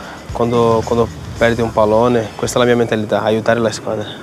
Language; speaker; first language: Italian; non-native, fluent; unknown